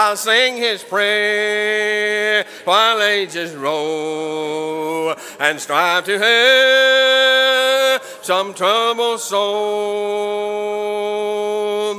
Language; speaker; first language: English; native; English